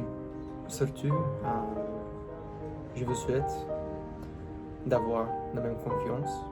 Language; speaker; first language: French; non-native, learner; English